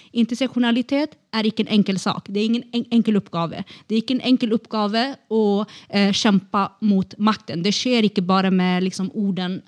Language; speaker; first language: Norwegian; non-native, fluent; Kurdish